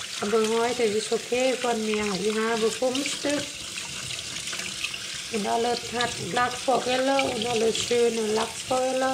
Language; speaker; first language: German; non-native, learner; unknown